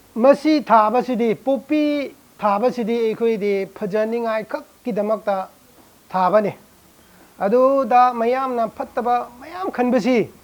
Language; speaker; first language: Manipuri; non-native, local second language; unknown